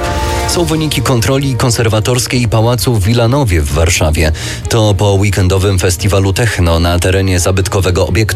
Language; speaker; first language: Polish; native; Polish